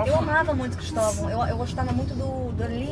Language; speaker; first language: Portuguese; native; Portuguese